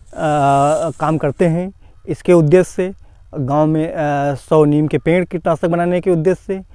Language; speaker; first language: Hindi; native; Hindi